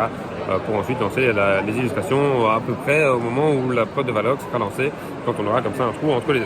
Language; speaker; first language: French; native; French